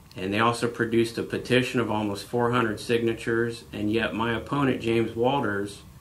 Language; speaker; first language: English; native; English